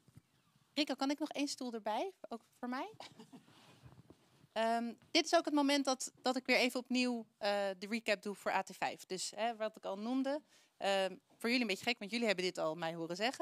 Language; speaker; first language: Dutch; native; Dutch